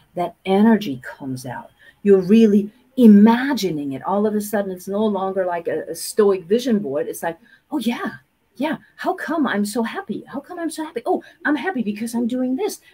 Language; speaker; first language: English; non-native, fluent; German